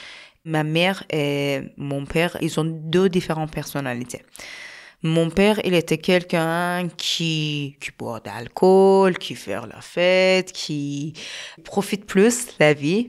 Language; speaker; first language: French; non-native, learner; Persian